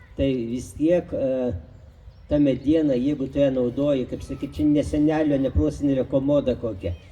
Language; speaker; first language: Lithuanian; native; Lithuanian